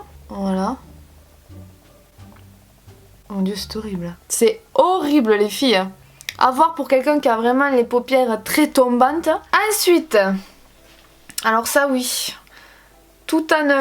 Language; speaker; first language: French; native; French